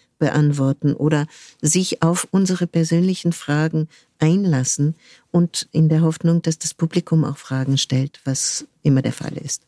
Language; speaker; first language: German; non-native, fluent; French